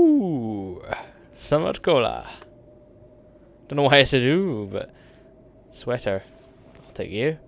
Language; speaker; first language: English; native; English